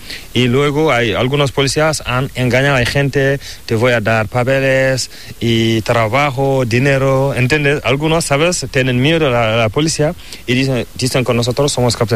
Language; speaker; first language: Spanish; non-native, learner; Fula